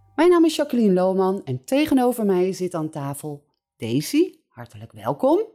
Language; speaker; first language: Dutch; native; Dutch